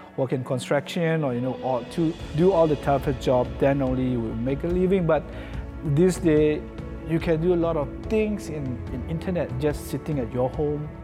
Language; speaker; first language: English; non-native, fluent; Burmese